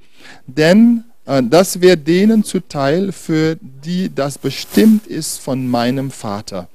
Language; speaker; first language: German; non-native, fluent; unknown